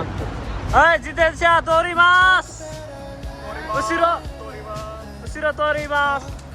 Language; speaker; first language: Japanese; non-native, learner; Nepali